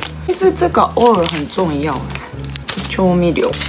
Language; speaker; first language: Chinese; non-native, learner; Japanese